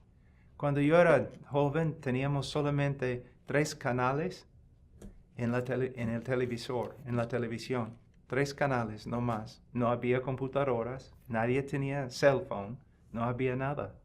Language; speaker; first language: Spanish; non-native, fluent; English